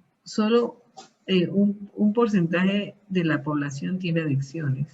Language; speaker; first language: Spanish; early bilingual, heritage; Spanish